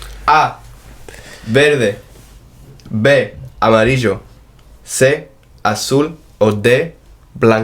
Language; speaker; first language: Spanish; non-native, fluent; English